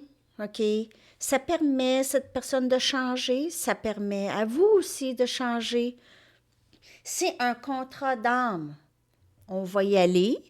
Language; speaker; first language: French; native; French